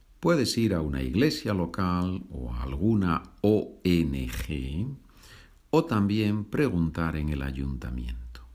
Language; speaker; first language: Spanish; native; Spanish